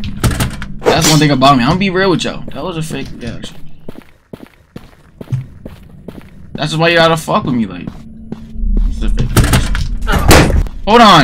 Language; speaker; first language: English; native; English